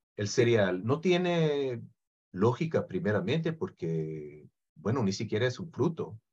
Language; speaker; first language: Spanish; non-native, fluent; Hebrew